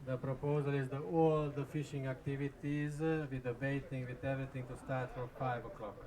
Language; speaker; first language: English; non-native, learner; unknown